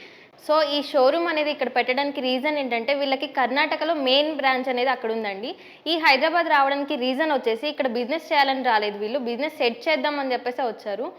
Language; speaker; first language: Telugu; native; Telugu